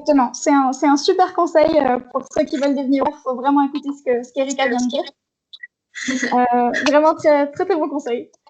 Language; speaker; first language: French; native; French